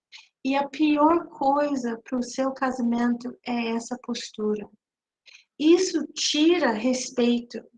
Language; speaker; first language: Portuguese; non-native, fluent; English